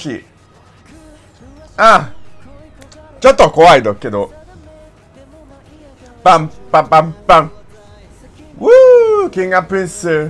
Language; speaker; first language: Japanese; non-native, learner; English